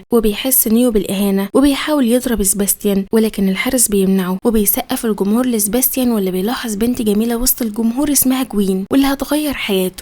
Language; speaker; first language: Arabic; native; Arabic